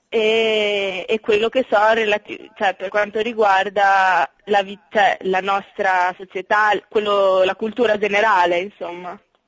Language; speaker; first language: Italian; native; Italian